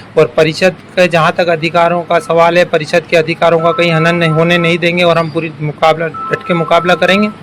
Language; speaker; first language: Hindi; native; Hindi